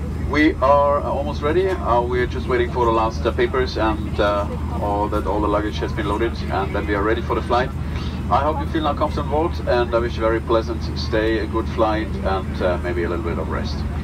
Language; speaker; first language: English; non-native, fluent; German